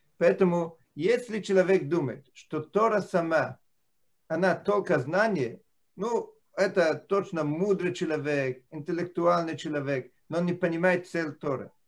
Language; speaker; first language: Russian; non-native, fluent; Italian